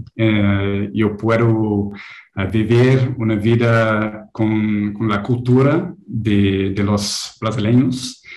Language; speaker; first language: Spanish; non-native, learner; English